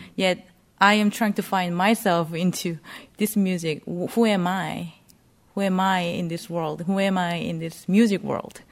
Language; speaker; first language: English; non-native, fluent; Korean